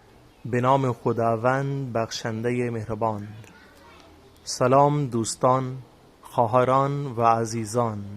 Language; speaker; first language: Persian; non-native, fluent; Urdu